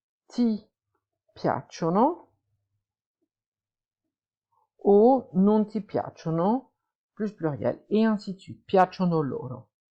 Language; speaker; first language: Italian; non-native, fluent; French